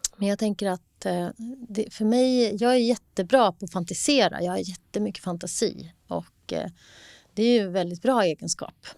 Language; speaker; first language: Swedish; native; Swedish